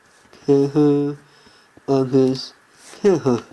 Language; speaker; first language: Irish; non-native, learner; English